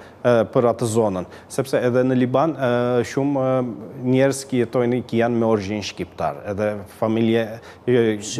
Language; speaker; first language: Albanian; early bilingual, heritage; Albanian